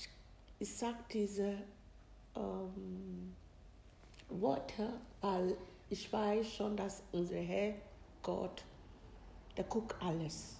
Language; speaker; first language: German; non-native, learner; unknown